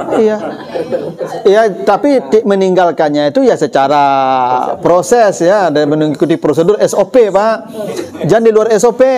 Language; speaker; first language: Malay; non-native, local second language; Minangkabau